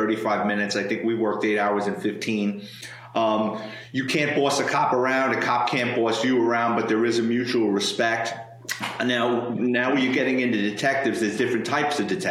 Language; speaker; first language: English; native; English